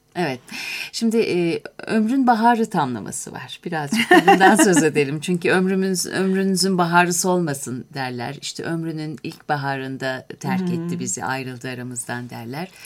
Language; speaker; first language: Turkish; native; Turkish